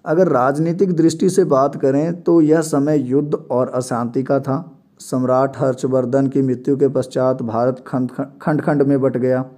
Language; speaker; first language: Hindi; non-native, local second language; Punjabi